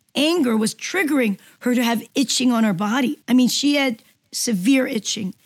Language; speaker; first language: English; non-native, fluent; Korean